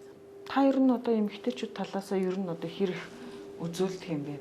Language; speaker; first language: Mongolian; native; Mongolian